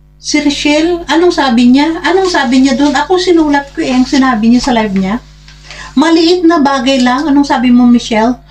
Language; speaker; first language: Filipino; non-native, local second language; Hiligaynon